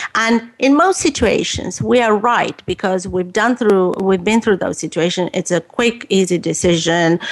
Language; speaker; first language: English; non-native, fluent; Romanian